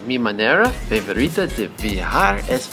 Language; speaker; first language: Spanish; non-native, learner; English